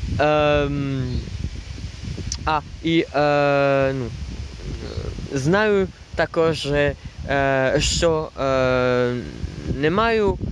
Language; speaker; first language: Ukrainian; non-native, learner; French